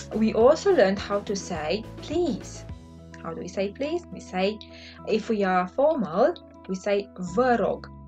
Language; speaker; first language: English; non-native, fluent; Romanian